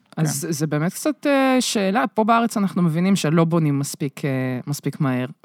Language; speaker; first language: Hebrew; native; Hebrew